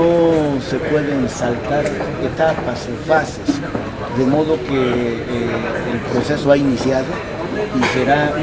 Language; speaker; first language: Spanish; native; Spanish